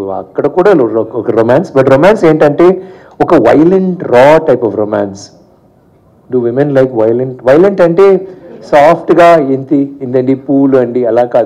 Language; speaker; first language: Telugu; non-native, fluent; Tamil